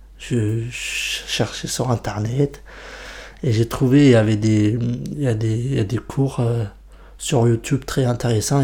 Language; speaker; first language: French; non-native, fluent; Kurdish